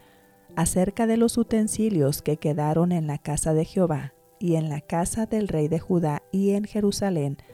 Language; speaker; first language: Spanish; native; Spanish